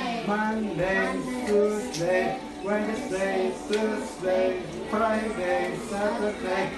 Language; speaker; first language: English; non-native, learner; Indonesian